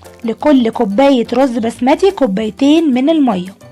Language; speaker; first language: Arabic; native; Arabic